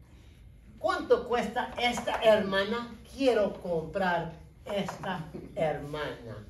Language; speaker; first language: Spanish; non-native, fluent; English